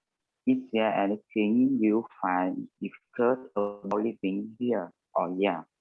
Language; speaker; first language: English; non-native, learner; Vietnamese